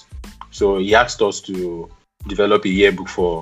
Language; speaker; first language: English; non-native, local second language; Yoruba